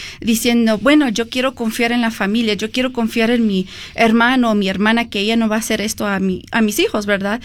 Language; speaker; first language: Spanish; early bilingual, heritage; Spanish